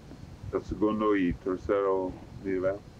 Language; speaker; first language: Spanish; non-native, learner; English